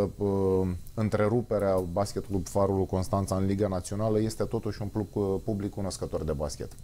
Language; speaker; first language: Romanian; native; Romanian